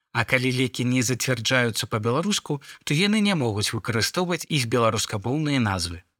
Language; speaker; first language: Belarusian; non-native, local second language; Russian